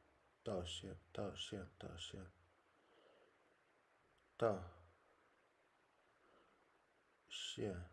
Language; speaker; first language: Chinese; non-native, learner; English